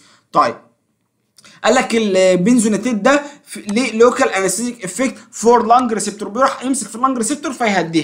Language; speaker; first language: Arabic; native; Arabic